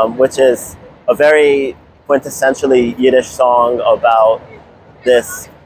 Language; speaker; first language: English; native; English